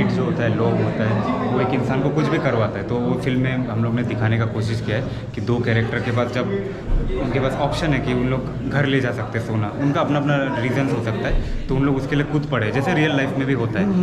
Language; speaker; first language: Hindi; non-native, local second language; Assamese